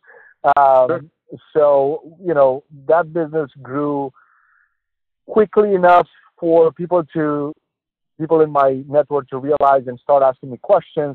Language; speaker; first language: English; non-native, fluent; Romanian